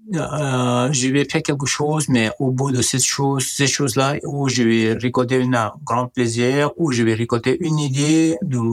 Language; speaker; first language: French; non-native, learner; Nepali